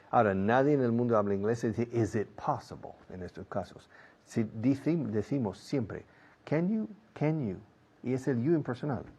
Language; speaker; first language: Spanish; non-native, fluent; English